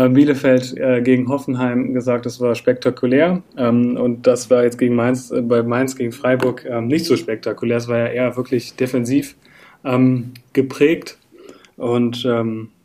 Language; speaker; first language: German; native; German